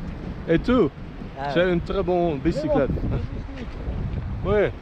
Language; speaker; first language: French; non-native, learner; Dutch